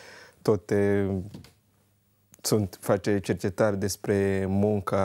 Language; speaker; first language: Romanian; non-native, learner; Kinyarwanda